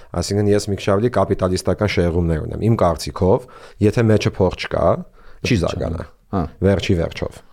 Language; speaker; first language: Armenian; early bilingual, heritage; Armenian